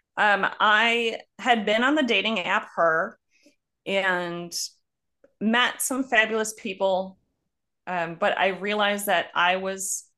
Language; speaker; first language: English; native; English